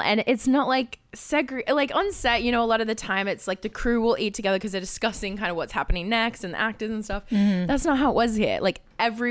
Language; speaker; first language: English; native; English